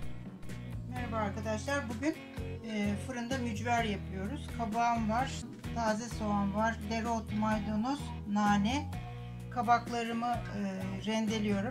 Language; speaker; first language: Turkish; native; Turkish